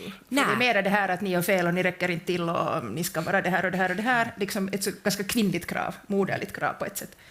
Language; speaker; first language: Swedish; native; Swedish